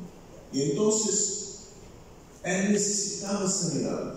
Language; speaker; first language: Spanish; non-native, fluent; Bulgarian